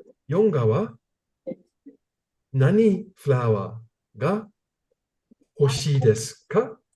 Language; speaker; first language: Japanese; non-native, learner; English